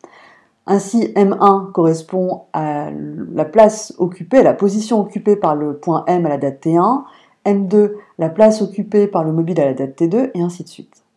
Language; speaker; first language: French; native; French